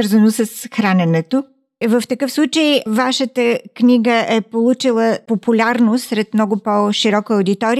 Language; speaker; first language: Bulgarian; native; Bulgarian